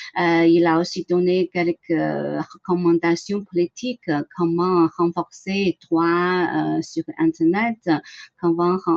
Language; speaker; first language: French; non-native, learner; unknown